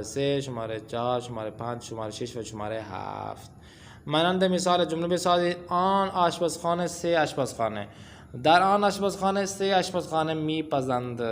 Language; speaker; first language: Persian; non-native, fluent; Urdu